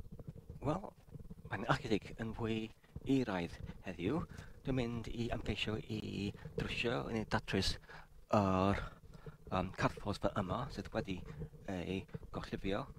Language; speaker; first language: Welsh; non-native, learner; English